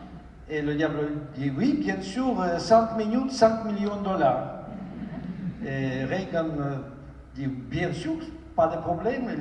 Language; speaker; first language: French; non-native, fluent; Ukrainian